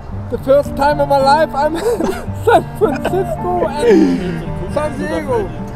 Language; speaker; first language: English; non-native, learner; German